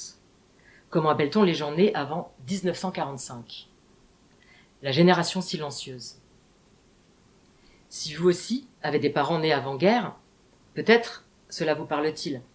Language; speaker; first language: French; native; French